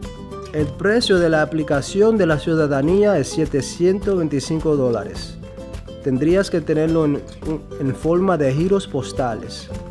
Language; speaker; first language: Spanish; early bilingual, heritage; Spanish